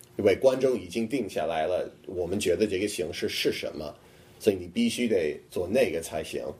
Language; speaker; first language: Chinese; non-native, fluent; English